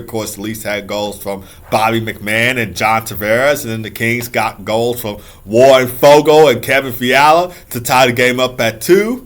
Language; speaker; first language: English; native; English